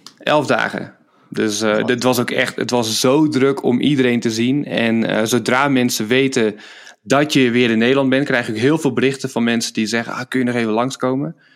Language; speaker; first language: Dutch; native; Dutch